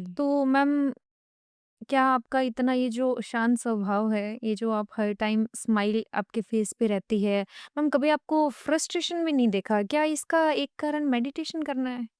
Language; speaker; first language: Hindi; native; Hindi